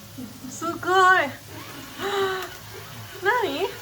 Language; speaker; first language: Japanese; non-native, learner; English